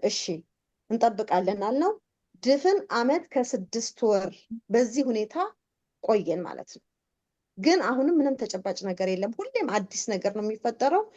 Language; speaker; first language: Amharic; native; Amharic